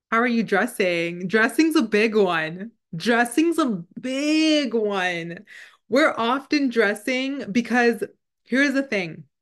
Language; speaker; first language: English; non-native, fluent; Punjabi